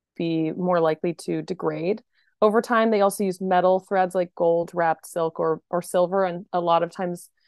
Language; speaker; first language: English; native; English